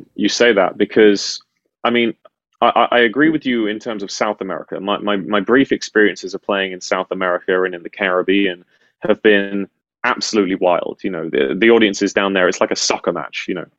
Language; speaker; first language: English; native; English